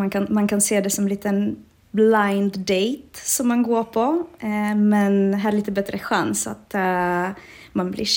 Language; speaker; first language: Swedish; non-native, fluent; Czech